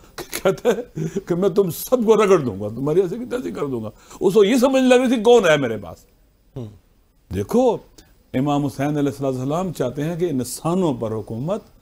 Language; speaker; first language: Urdu; non-native, local second language; Punjabi